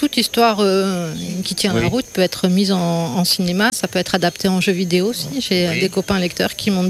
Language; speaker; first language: French; native; French